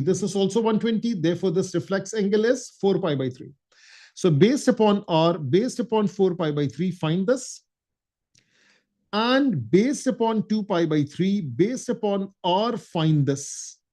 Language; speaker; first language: English; non-native, local second language; Urdu